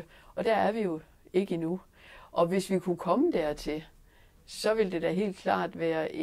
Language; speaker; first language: Danish; native; Danish